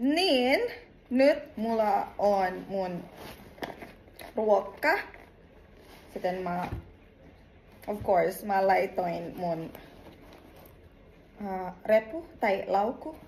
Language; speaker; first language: Finnish; non-native, learner; Filipino